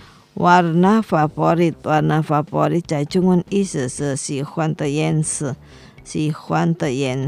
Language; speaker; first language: Chinese; non-native, learner; Indonesian